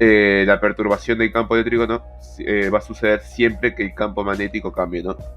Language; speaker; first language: Spanish; native; Spanish